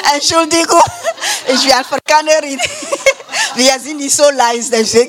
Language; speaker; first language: German; non-native, learner; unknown